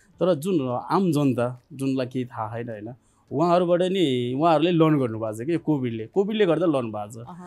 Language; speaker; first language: Nepali; non-native, local second language; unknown